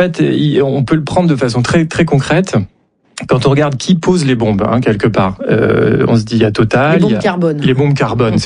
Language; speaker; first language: French; native; French